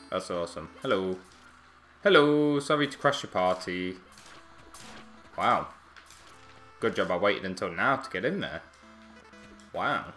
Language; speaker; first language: English; native; English